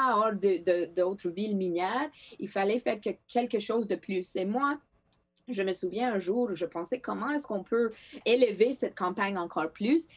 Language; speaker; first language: French; non-native, local second language; Greek